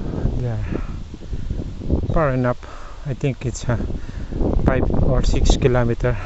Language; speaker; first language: English; non-native, local second language; Filipino